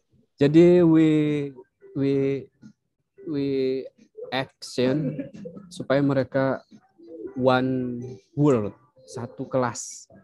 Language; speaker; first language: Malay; non-native, local second language; Sundanese